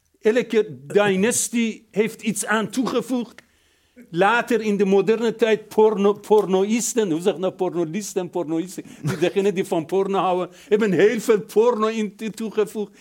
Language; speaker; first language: Dutch; non-native, fluent; Persian